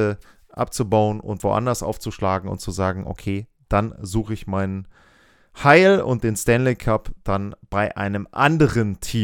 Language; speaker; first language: German; native; German